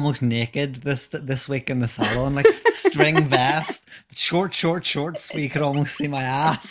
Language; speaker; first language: English; native; English